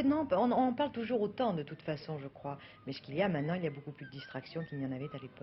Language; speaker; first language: French; native; French